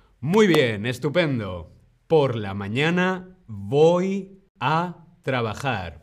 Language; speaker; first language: Spanish; non-native, fluent; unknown